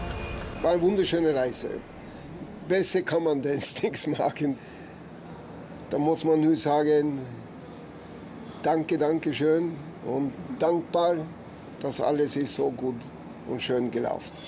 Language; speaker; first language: German; non-native, fluent; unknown